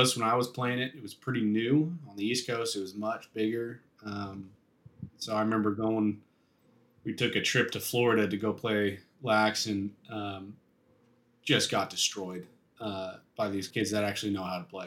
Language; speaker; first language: English; native; English